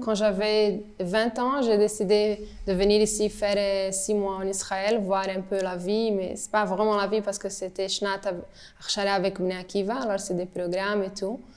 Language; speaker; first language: French; early bilingual, heritage; French